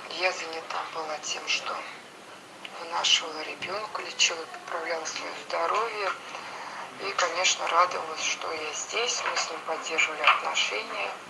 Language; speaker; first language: Russian; native; Russian